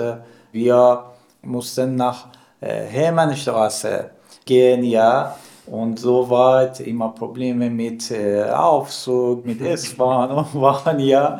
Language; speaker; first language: German; non-native, learner; Persian